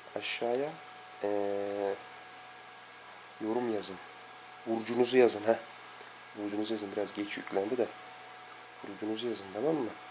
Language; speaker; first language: Turkish; native; Turkish